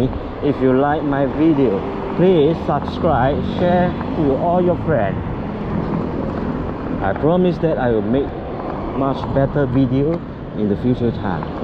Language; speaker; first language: English; non-native, local second language; Chinese